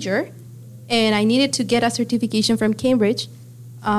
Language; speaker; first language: English; non-native, fluent; Spanish